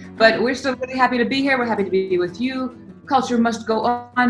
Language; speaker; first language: English; native; English